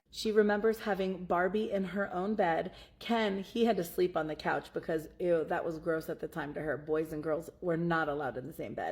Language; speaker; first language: English; native; English